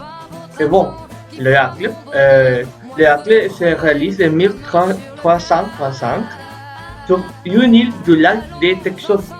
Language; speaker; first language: French; non-native, learner; Spanish